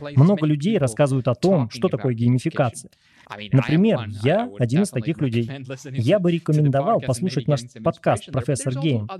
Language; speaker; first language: Russian; non-native, fluent; Spanish